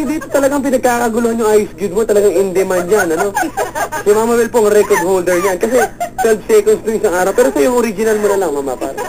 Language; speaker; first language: Filipino; native; Filipino